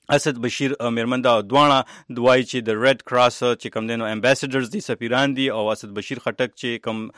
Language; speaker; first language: Pashto; native; Pashto